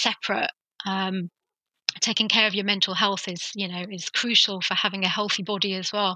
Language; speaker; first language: English; native; English